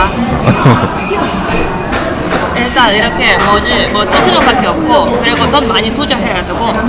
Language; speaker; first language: Korean; non-native, learner; Russian